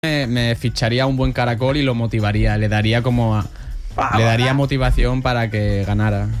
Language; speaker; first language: Spanish; early bilingual, other home language; Riffian